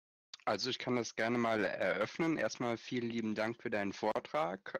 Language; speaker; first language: German; native; German